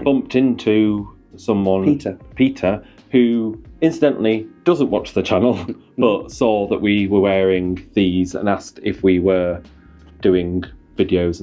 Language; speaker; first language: English; native; English